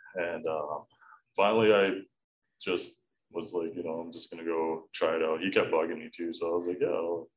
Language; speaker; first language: English; native; English